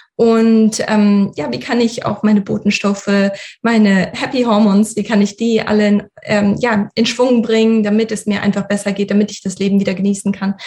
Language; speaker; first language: German; early bilingual, other home language; Russian